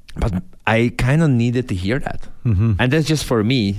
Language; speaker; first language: English; non-native, fluent; Czech